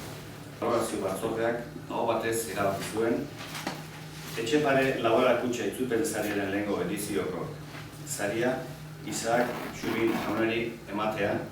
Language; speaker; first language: Basque; native; Basque